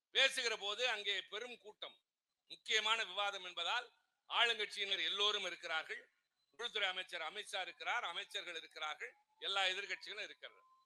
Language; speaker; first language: Tamil; native; Tamil